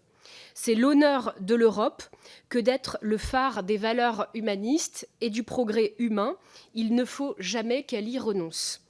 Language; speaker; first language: French; native; French